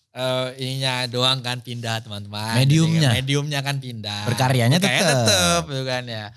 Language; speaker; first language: Indonesian; native; Indonesian